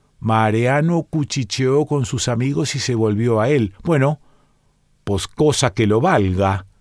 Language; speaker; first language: Spanish; native; Spanish